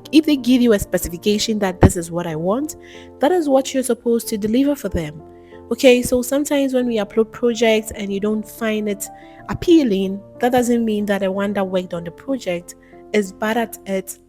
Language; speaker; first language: English; non-native, local second language; Akan